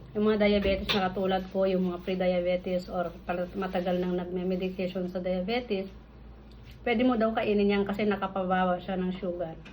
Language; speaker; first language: Filipino; non-native, local second language; Iloko